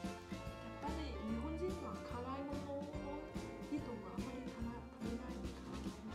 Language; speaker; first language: Japanese; non-native, fluent; Vietnamese